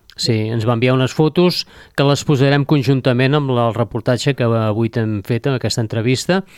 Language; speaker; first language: Catalan; native; Catalan